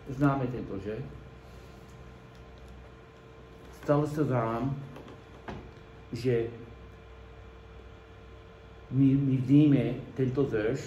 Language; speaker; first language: Czech; non-native, learner; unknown